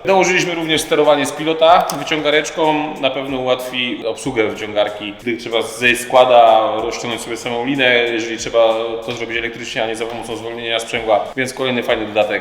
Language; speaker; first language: Polish; native; Polish